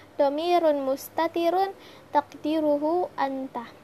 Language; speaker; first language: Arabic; non-native, learner; Indonesian